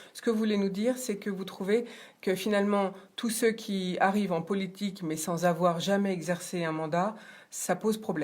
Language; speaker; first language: French; native; French